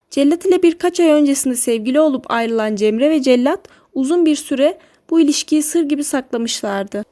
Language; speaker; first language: Turkish; native; Turkish